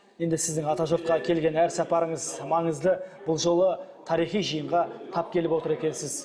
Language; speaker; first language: Kazakh; native; Kazakh